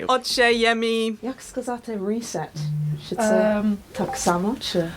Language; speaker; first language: Ukrainian; early bilingual, heritage; English